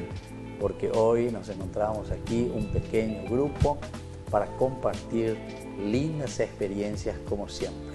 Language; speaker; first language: Spanish; native; Spanish